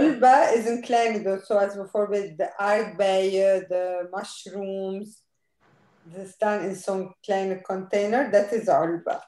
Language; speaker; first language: Dutch; non-native, fluent; Arabic